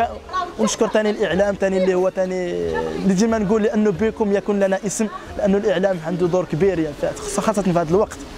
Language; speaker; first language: Arabic; native; Arabic